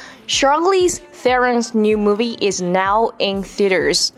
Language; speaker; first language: English; non-native, fluent; Chinese